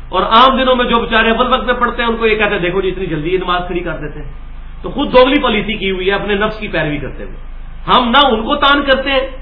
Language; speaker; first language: Urdu; non-native, local second language; Punjabi